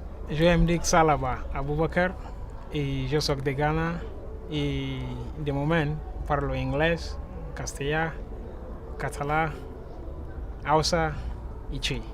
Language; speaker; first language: Catalan; non-native, fluent; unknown